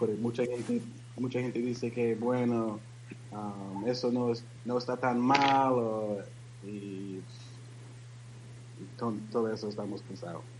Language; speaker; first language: Spanish; non-native, learner; English